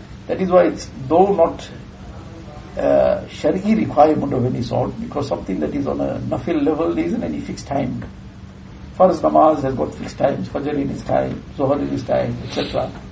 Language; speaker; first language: English; early bilingual, other home language; Urdu